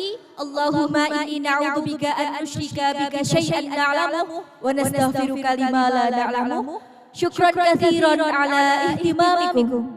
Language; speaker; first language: Arabic; non-native, fluent; Indonesian